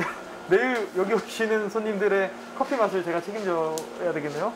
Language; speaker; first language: Korean; native; Korean